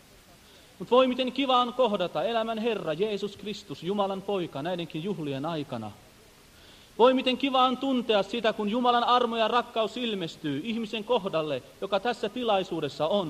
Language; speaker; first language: Finnish; native; Finnish